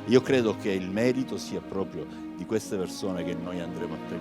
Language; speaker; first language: Italian; native; Italian